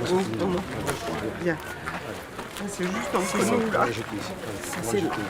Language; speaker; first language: French; native; French